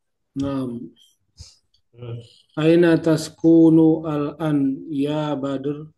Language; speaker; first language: Arabic; non-native, learner; Indonesian